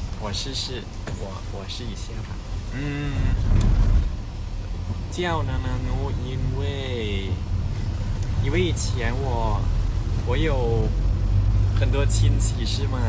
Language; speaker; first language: Chinese; non-native, learner; Thai